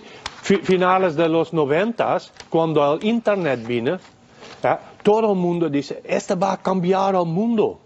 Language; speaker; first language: Spanish; non-native, fluent; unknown